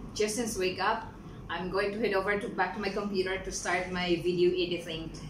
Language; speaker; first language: English; non-native, local second language; Cebuano